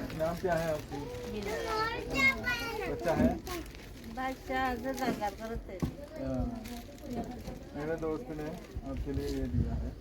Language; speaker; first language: Hindi; non-native, local second language; Malayalam